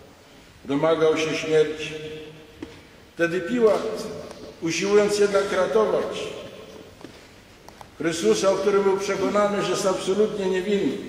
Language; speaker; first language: Polish; native; Polish